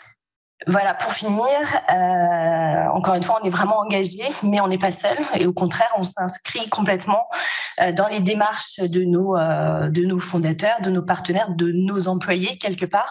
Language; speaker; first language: French; native; French